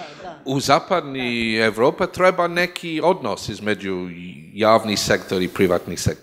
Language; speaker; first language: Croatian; non-native, learner; English